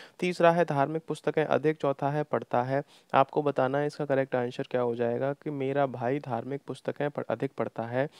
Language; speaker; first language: Hindi; native; Hindi